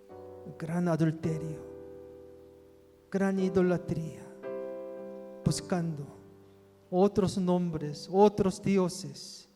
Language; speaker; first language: Spanish; non-native, fluent; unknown